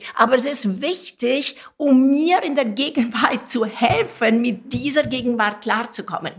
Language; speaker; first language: German; non-native, fluent; Romanian